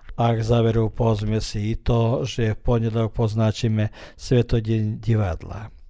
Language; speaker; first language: Slovak; early bilingual, heritage; Slovak